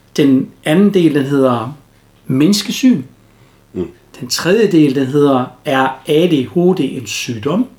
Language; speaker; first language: Danish; native; Danish